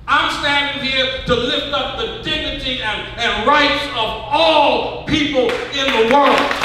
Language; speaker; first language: English; native; English